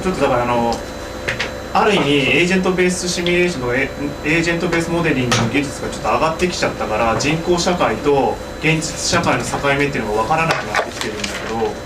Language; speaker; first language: Japanese; native; Japanese